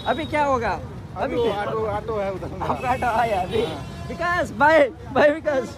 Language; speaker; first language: Hindi; non-native, learner; Kannada